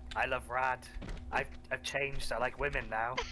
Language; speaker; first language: English; native; English